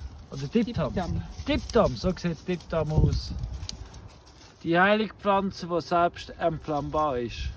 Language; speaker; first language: German; native; German